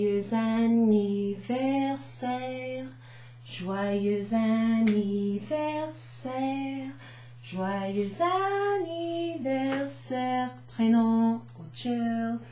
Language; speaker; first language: French; non-native, fluent; English